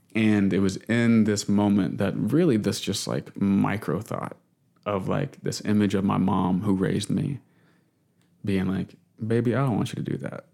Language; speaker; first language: English; native; English